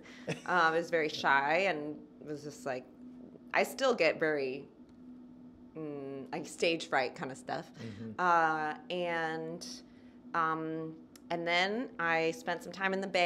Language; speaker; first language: English; native; English